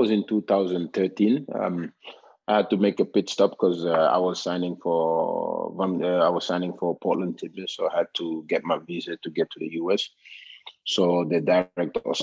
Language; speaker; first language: English; non-native, fluent; Norwegian